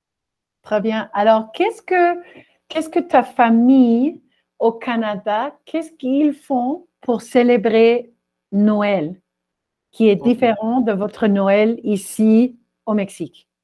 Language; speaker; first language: French; non-native, fluent; Spanish